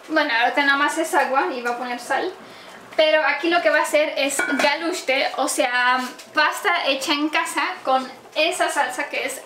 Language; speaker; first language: Spanish; non-native, fluent; Romanian